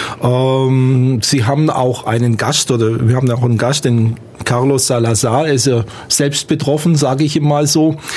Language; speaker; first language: German; native; German